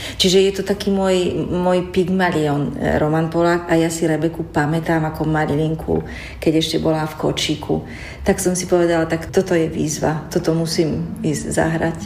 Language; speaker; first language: Slovak; native; Slovak